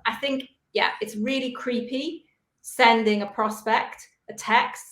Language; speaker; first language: English; native; English